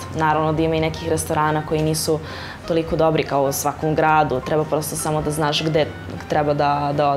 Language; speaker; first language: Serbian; early bilingual, heritage; Serbian